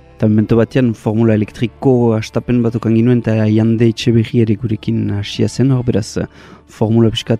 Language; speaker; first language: Basque; native; Basque